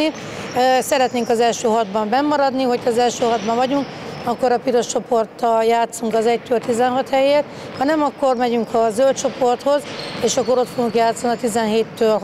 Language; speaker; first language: Hungarian; native; Hungarian